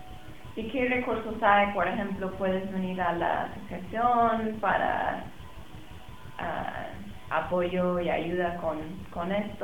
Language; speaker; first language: Spanish; non-native, fluent; English